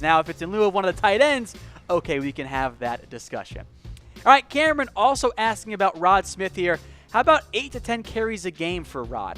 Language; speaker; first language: English; native; English